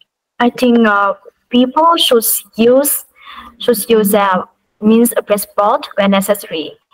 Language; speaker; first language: English; non-native, learner; Vietnamese